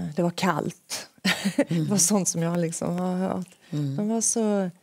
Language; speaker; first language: Swedish; early bilingual, other home language; Finnish